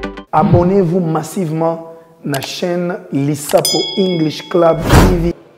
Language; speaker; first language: French; non-native, local second language; Lingala